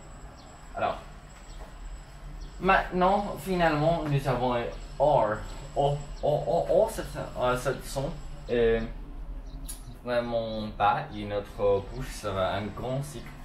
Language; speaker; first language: French; non-native, learner; English